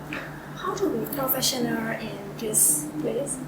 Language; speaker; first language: English; non-native, learner; Burmese